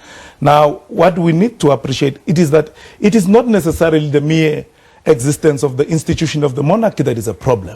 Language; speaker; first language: English; non-native, local second language; Swati